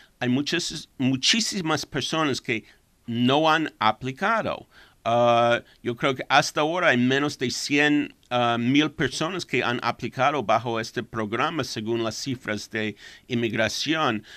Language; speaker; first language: Spanish; non-native, fluent; English